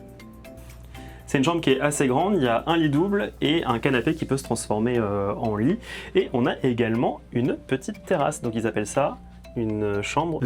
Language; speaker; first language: French; native; French